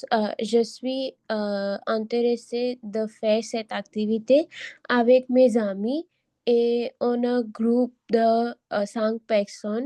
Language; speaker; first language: French; non-native, learner; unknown